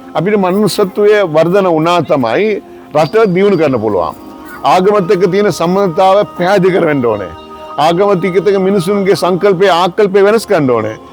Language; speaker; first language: Sinhala; non-native, local second language; Tamil